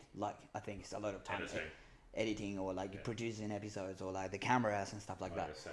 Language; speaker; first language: English; non-native, fluent; Spanish